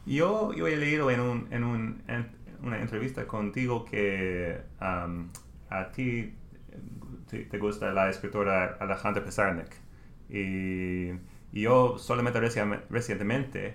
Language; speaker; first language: Spanish; non-native, learner; English